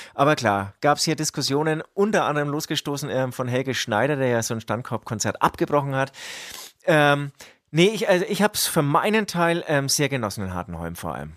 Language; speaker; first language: German; native; German